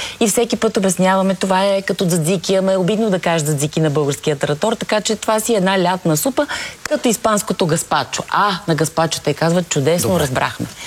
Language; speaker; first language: Bulgarian; native; Bulgarian